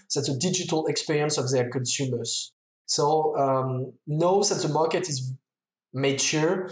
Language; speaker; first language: English; non-native, fluent; French